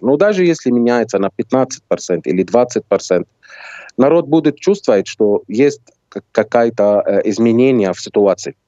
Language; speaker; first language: Russian; non-native, fluent; Arabic